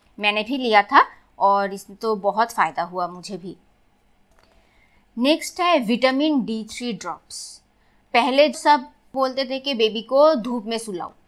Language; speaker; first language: Hindi; non-native, local second language; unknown